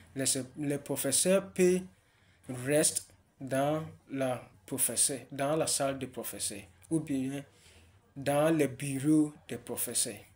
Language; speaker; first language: French; non-native, learner; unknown